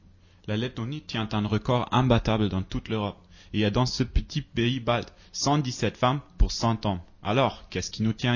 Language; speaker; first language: French; native; French